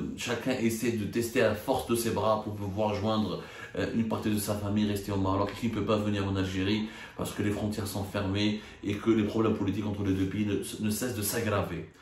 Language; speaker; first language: French; non-native, local second language; Arabic